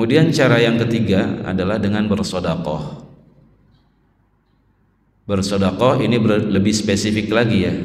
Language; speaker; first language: Indonesian; native; Indonesian